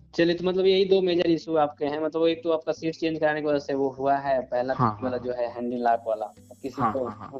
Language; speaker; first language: Hindi; native; Hindi